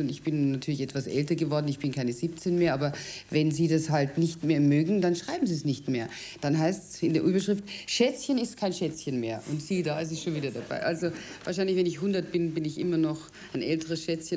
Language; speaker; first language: German; native; German